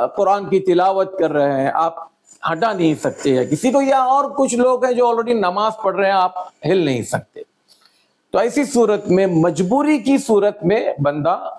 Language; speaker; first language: Urdu; native; Urdu